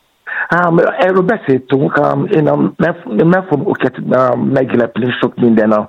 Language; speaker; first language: Hungarian; non-native, fluent; Yoruba